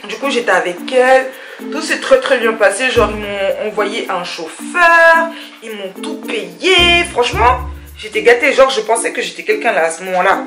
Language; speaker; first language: French; early bilingual, other home language; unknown